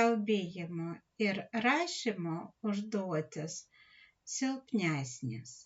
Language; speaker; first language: Lithuanian; non-native, learner; Russian